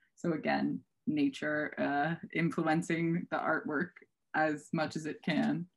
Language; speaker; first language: English; native; English